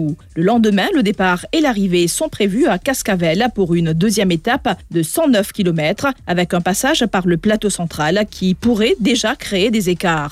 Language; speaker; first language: French; non-native, local second language; Morisyen